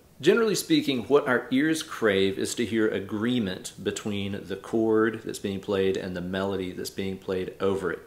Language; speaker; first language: English; native; English